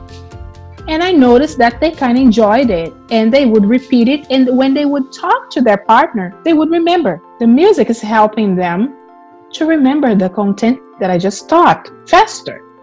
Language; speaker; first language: English; non-native, fluent; Portuguese